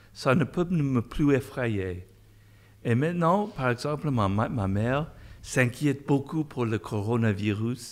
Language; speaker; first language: French; non-native, fluent; English